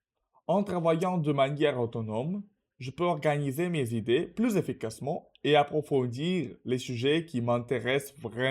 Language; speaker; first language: French; non-native, learner; Russian